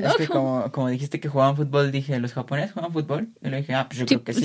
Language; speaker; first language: Spanish; native; Spanish